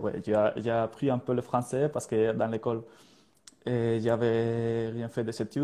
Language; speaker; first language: French; non-native, learner; Spanish